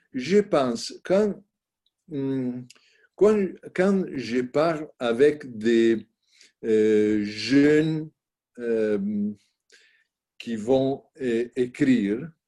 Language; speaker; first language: French; non-native, learner; Italian